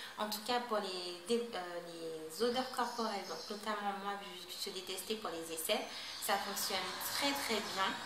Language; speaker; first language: French; native; French